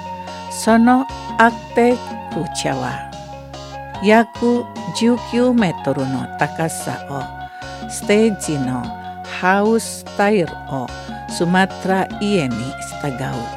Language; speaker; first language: Japanese; non-native, learner; Indonesian